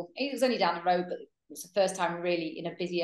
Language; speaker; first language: English; native; English